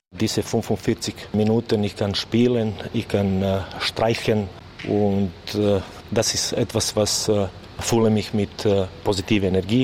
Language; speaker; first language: German; non-native, learner; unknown